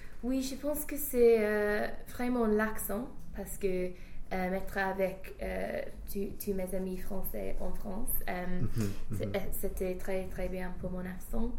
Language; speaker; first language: French; non-native, fluent; English